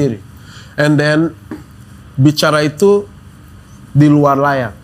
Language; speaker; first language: Indonesian; non-native, fluent; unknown